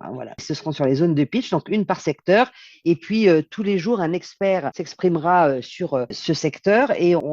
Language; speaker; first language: French; native; French